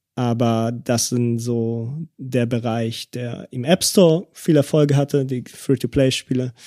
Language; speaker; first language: German; early bilingual, other home language; Hebrew